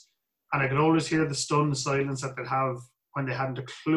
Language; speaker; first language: English; native; English